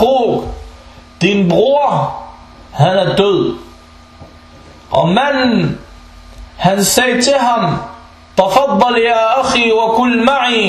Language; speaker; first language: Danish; non-native, fluent; Arabic